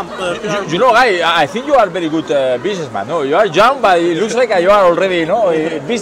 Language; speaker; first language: English; non-native, learner; Spanish